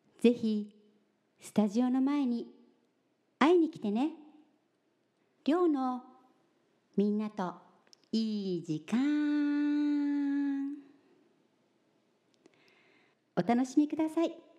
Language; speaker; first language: Japanese; native; Japanese